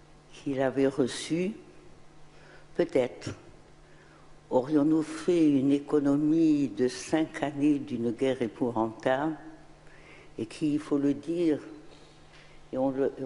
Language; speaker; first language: French; non-native, local second language; Arabic